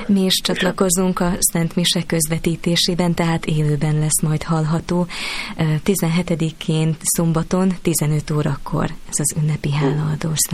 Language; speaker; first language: Hungarian; native; Hungarian